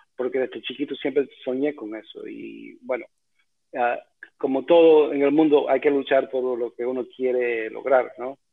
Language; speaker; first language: Spanish; early bilingual, heritage; Spanish